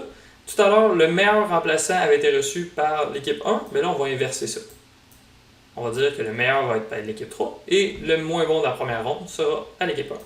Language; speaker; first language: French; native; French